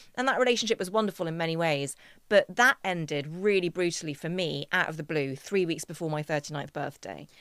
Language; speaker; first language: English; native; English